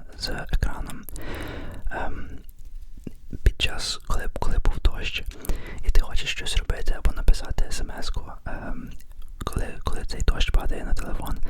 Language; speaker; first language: Ukrainian; early bilingual, heritage; Ukrainian